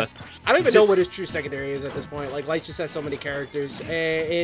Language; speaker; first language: English; native; English